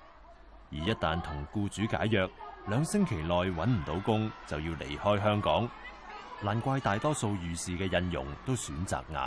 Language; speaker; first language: Cantonese; native; Cantonese